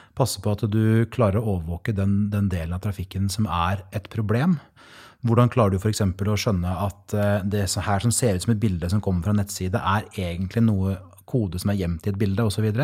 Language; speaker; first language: Norwegian; native; Norwegian